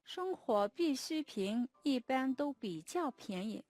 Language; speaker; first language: Chinese; non-native, fluent; Mongolian